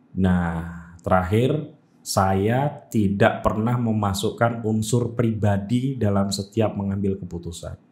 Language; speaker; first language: Indonesian; native; Indonesian